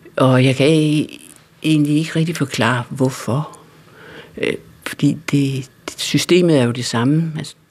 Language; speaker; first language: Danish; native; Danish